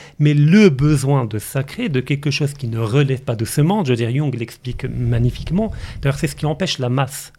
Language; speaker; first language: French; non-native, local second language; Arabic